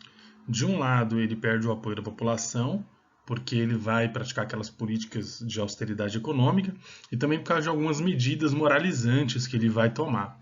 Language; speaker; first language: Portuguese; native; Portuguese